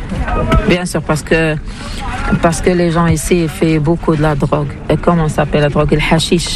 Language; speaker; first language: French; non-native, learner; Arabic